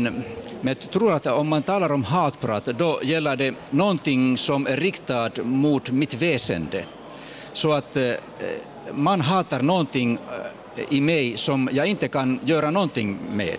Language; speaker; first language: Swedish; non-native, fluent; Finnish